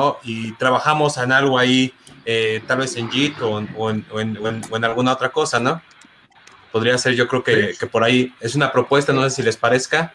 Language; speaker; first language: Spanish; native; Spanish